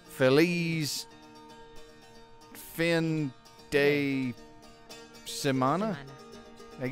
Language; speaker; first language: Spanish; non-native, learner; English